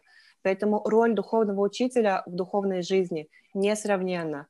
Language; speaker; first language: Russian; native; Russian